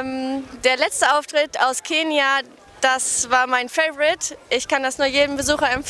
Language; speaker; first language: German; native; German